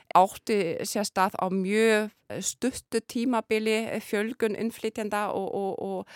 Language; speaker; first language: Icelandic; non-native, fluent; German